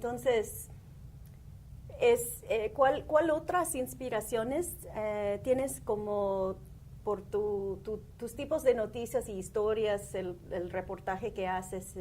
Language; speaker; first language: Spanish; early bilingual, heritage; Spanish